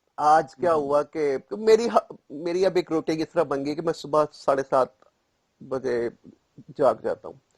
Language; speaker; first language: Urdu; non-native, local second language; Punjabi